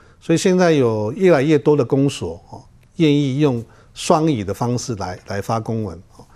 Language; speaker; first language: Chinese; non-native, local second language; Amis